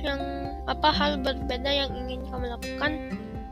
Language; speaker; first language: Indonesian; native; Indonesian